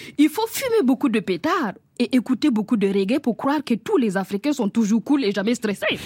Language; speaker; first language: French; non-native, local second language; Mossi